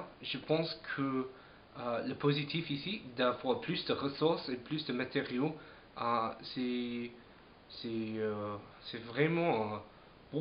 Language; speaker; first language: French; non-native, fluent; English